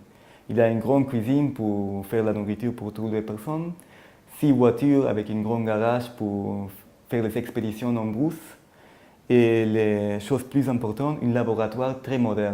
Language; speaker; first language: French; non-native, fluent; German